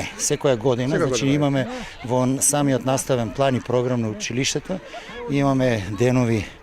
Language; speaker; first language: Macedonian; native; Macedonian